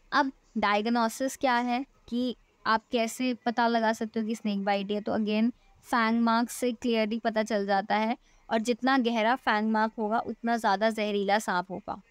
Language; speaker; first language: Hindi; native; Hindi